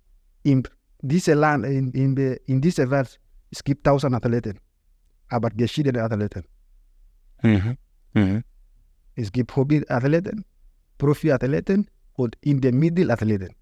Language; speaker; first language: German; non-native, learner; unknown